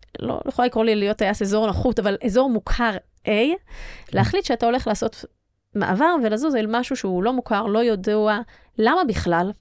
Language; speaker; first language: Hebrew; native; Hebrew